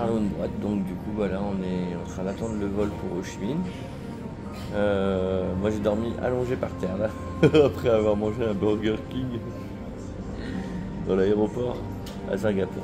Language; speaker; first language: French; native; French